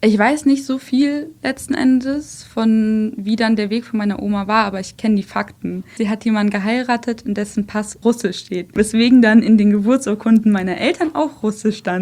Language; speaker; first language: German; early bilingual, other home language; Russian